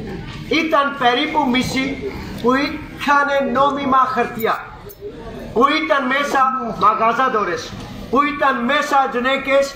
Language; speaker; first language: Greek; non-native, fluent; Urdu